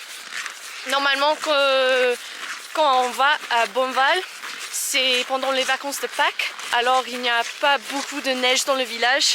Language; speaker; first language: French; non-native, fluent; English